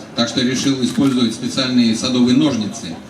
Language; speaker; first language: Russian; native; Russian